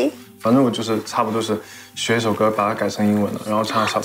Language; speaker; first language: Chinese; native; Chinese